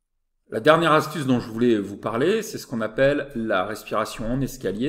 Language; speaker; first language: French; native; French